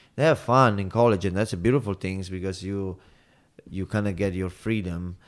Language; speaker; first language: English; non-native, fluent; Italian